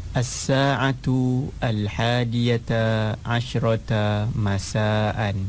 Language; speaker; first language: Arabic; non-native, fluent; Indonesian